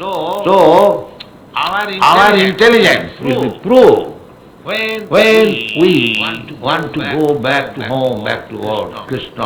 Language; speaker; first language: English; non-native, local second language; Bangla